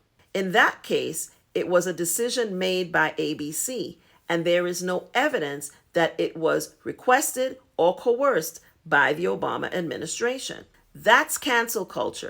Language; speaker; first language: English; native; English